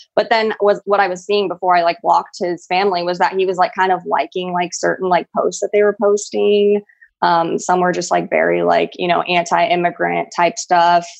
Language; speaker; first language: English; early bilingual, other home language; Spanish